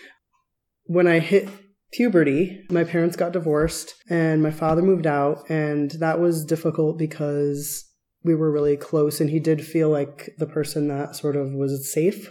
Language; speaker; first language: English; native; English